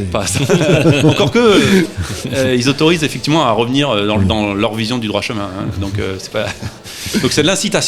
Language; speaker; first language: French; native; French